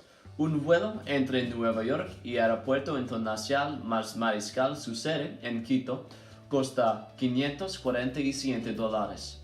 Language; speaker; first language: Spanish; non-native, learner; English